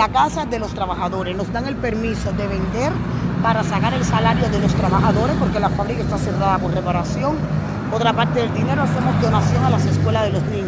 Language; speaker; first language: Spanish; native; Spanish